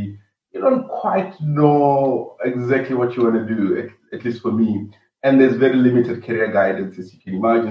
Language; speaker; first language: English; non-native, local second language; Venda